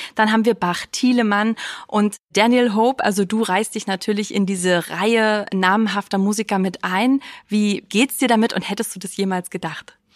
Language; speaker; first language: German; native; German